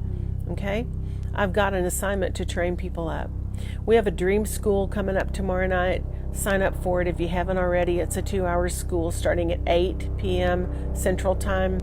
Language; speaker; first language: English; native; English